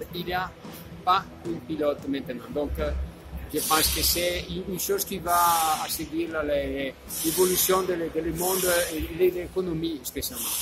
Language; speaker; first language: French; non-native, learner; Italian